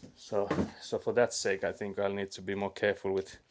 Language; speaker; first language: English; non-native, fluent; Finnish